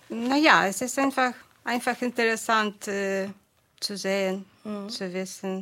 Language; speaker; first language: German; non-native, fluent; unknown